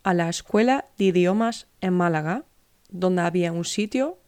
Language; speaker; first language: Spanish; non-native, fluent; Dutch